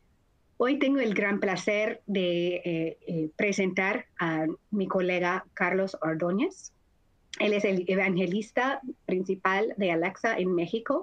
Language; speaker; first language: Spanish; non-native, fluent; English